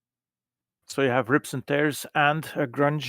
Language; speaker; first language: English; native; English